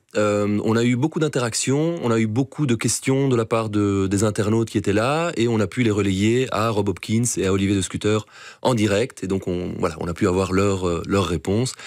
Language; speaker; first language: French; native; French